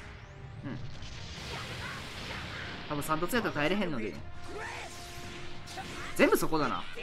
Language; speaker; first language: Japanese; native; Japanese